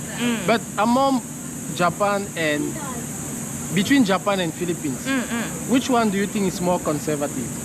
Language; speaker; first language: English; non-native, learner; French